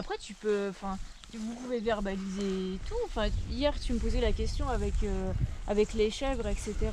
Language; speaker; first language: French; native; French